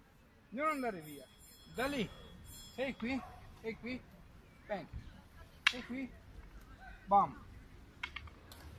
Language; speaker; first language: Italian; non-native, fluent; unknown